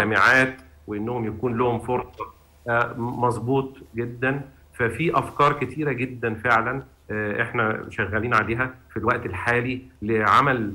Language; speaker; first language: Arabic; native; Arabic